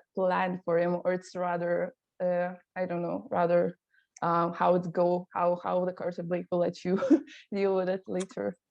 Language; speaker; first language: English; non-native, fluent; Lithuanian